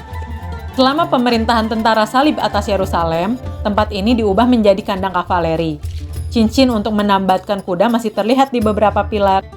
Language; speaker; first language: Indonesian; native; Indonesian